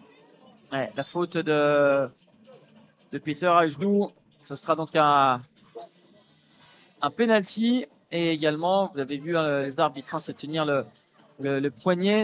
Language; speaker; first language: French; native; French